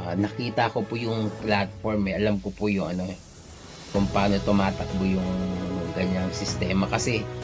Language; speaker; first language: Filipino; native; Filipino